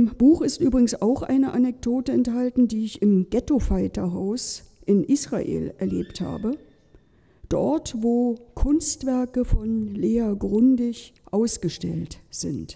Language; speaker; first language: German; native; German